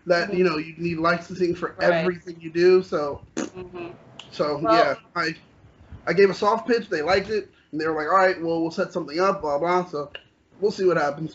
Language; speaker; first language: English; native; English